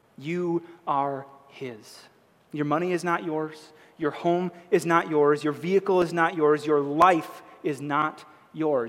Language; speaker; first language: English; native; English